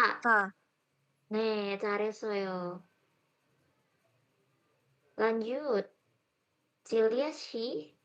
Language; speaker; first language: Korean; non-native, fluent; Indonesian